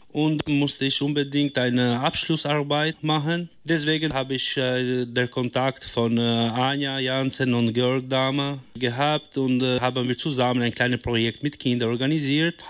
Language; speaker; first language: German; non-native, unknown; Albanian